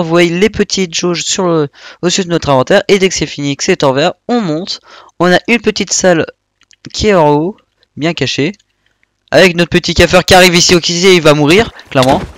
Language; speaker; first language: French; native; French